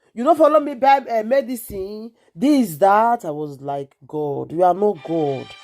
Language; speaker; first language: Nigerian Pidgin; native; Nigerian Pidgin